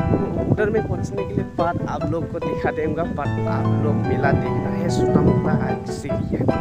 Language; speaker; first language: Hindi; non-native, local second language; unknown